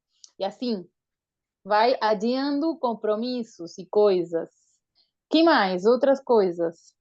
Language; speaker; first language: Portuguese; non-native, fluent; Spanish